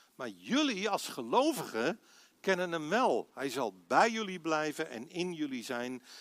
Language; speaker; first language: Dutch; native; Dutch